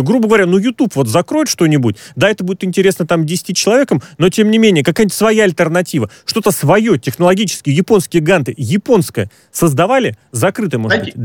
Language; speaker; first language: Russian; native; Russian